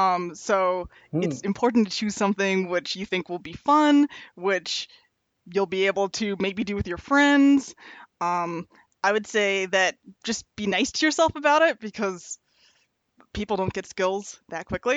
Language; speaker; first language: English; native; English